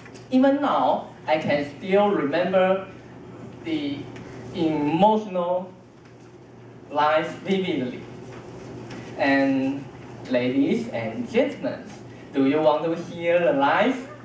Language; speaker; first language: English; non-native, fluent; Chinese